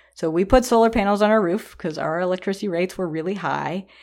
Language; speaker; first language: English; native; English